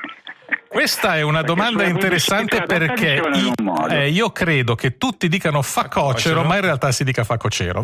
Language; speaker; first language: Italian; native; Italian